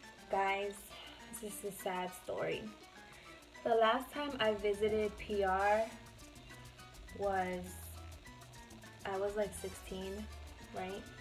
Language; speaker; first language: English; early bilingual, other home language; Spanish